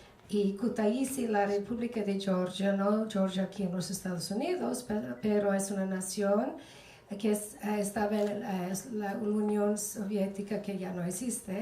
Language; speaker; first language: Spanish; non-native, fluent; English